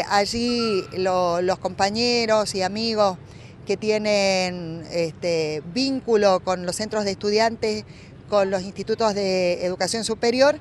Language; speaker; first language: Spanish; native; Spanish